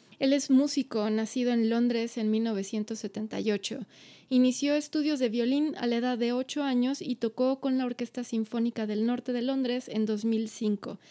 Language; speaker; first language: Spanish; native; Spanish